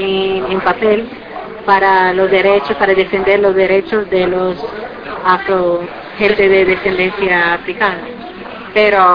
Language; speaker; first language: Spanish; non-native, fluent; English